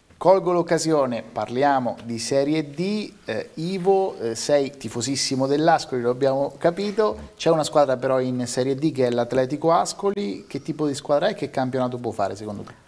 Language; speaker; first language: Italian; native; Italian